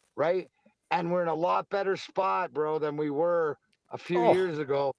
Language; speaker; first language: English; native; English